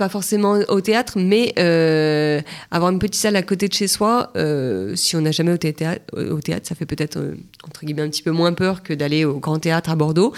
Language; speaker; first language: French; native; French